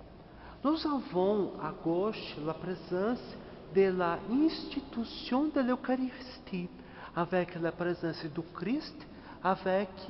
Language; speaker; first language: French; non-native, learner; Portuguese